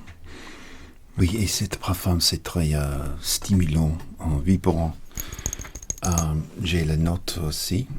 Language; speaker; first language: French; non-native, learner; English